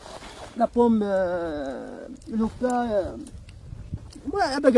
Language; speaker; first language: French; non-native, learner; Central Atlas Tamazight